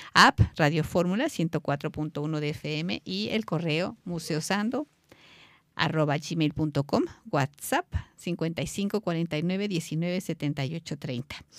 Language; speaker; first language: Spanish; native; Spanish